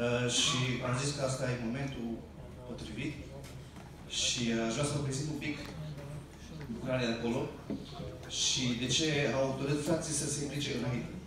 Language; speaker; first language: Romanian; early bilingual, heritage; Romanian